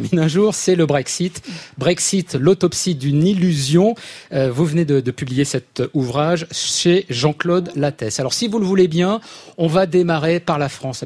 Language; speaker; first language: French; native; French